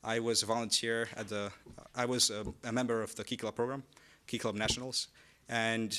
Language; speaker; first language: English; non-native, fluent; Amharic